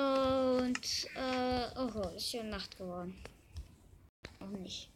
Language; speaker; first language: German; early bilingual, other home language; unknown